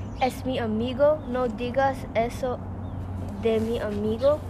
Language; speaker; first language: Spanish; non-native, learner; English